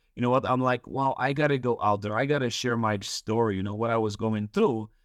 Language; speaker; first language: English; early bilingual, other home language; Polish